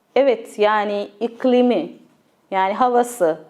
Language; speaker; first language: Turkish; non-native, fluent; Arabic